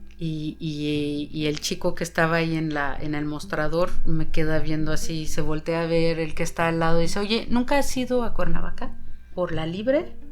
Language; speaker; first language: Spanish; non-native, fluent; Danish